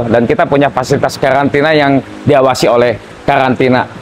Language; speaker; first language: Indonesian; native; Indonesian